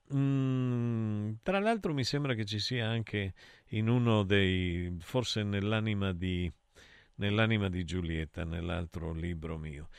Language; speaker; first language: Italian; native; Italian